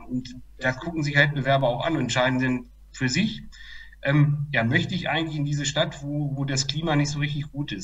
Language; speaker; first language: German; native; German